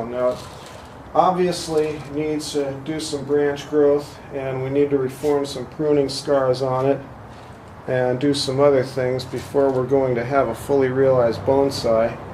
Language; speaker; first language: English; native; English